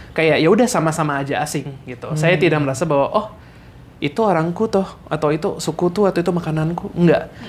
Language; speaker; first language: Indonesian; native; Indonesian